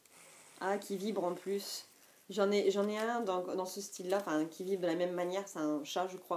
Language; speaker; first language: French; native; French